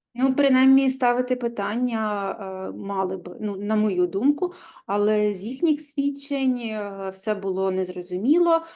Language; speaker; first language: Ukrainian; native; Ukrainian